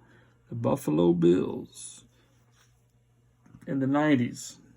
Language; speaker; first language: English; native; English